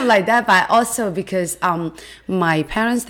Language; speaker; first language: English; non-native, fluent; Chinese